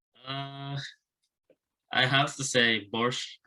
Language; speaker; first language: English; non-native, learner; Japanese